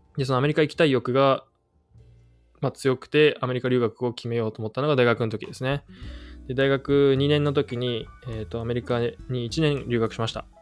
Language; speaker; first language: Japanese; native; Japanese